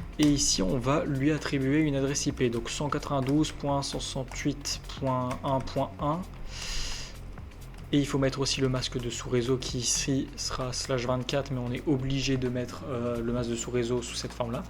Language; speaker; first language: French; native; French